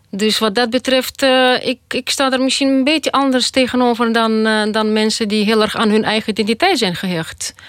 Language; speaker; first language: Dutch; non-native, fluent; Russian